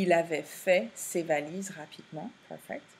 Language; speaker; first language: French; non-native, learner; English